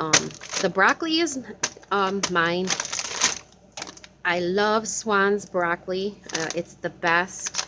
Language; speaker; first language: English; native; English